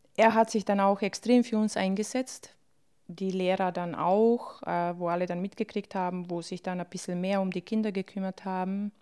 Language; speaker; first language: German; early bilingual, other home language; Bosnian